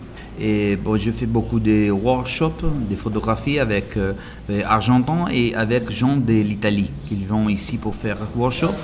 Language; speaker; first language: French; non-native, learner; Italian